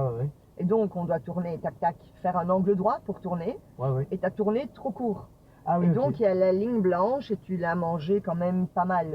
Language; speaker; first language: French; native; French